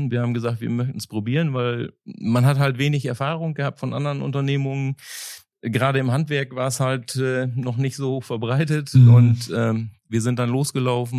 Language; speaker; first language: German; native; German